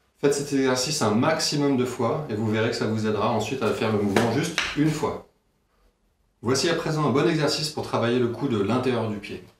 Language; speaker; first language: French; native; French